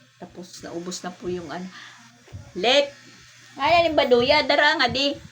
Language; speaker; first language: Filipino; non-native, local second language; Waray